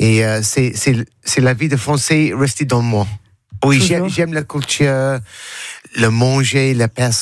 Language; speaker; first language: French; non-native, learner; English